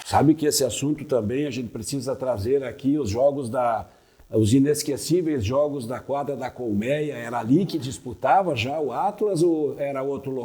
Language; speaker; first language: Portuguese; native; Portuguese